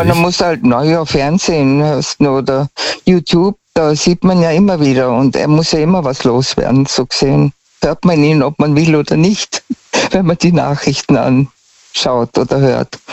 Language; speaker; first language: German; native; German